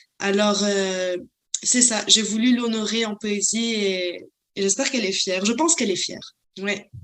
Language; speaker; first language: French; non-native, local second language; Arabic